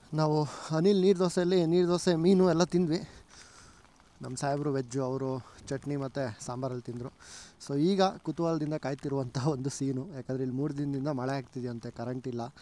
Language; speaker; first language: Kannada; native; Kannada